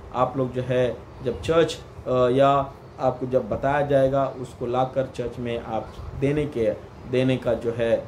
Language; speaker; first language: Hindi; non-native, local second language; Kannada